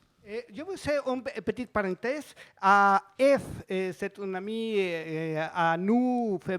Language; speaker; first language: French; non-native, fluent; Spanish